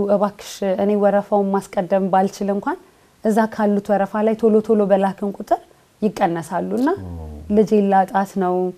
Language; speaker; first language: Amharic; native; Amharic